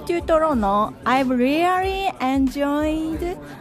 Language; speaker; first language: English; non-native, learner; Japanese